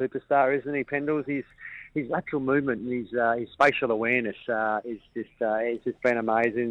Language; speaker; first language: English; native; English